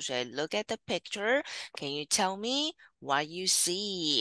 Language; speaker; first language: English; non-native, fluent; Chinese